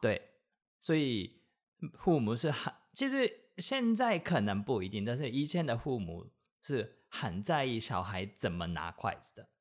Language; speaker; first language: Chinese; non-native, fluent; Japanese